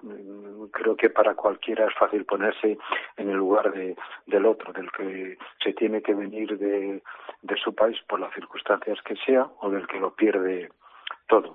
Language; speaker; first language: Spanish; native; Spanish